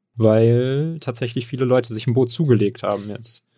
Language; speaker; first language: German; native; German